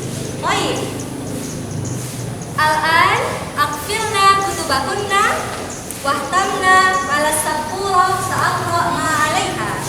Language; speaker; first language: Arabic; non-native, fluent; Indonesian